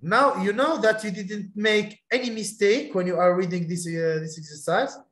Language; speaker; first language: English; non-native, fluent; Arabic